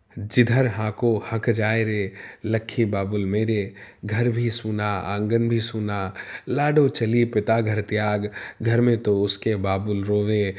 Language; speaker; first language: Hindi; native; Hindi